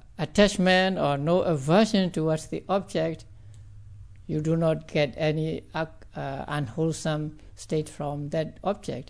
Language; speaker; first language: English; non-native, fluent; Burmese